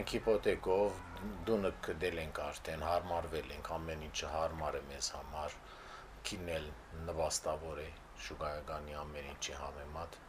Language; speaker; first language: Armenian; early bilingual, heritage; Armenian